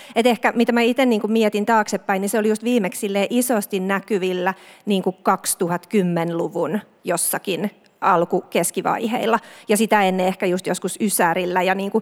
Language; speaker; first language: Finnish; native; Finnish